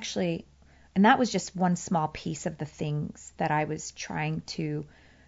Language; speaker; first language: English; early bilingual, other home language; Persian